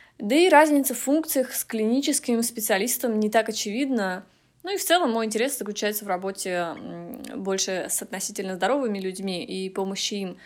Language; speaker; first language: Russian; native; Russian